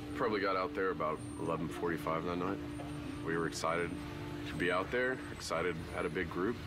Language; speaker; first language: English; native; English